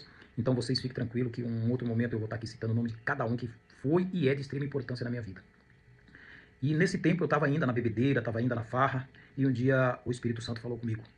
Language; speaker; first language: Portuguese; native; Portuguese